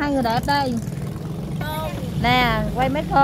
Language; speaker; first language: Vietnamese; native; Vietnamese